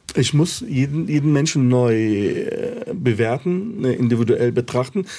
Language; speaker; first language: German; early bilingual, other home language; Arabic